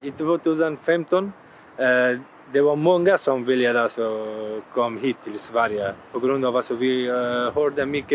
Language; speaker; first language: Swedish; non-native, learner; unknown